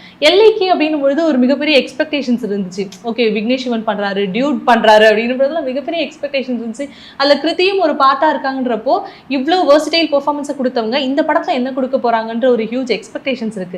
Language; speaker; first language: Tamil; native; Tamil